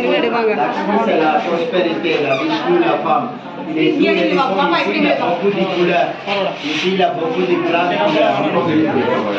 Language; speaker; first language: French; non-native, learner; Tamil